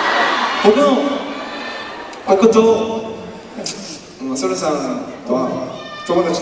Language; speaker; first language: Japanese; non-native, learner; Korean